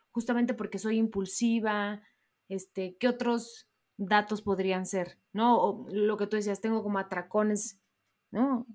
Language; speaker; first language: Spanish; native; Spanish